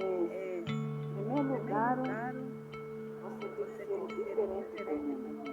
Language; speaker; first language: Portuguese; non-native, local second language; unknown